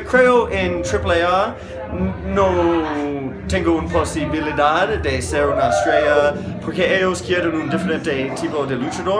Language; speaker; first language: Spanish; non-native, learner; English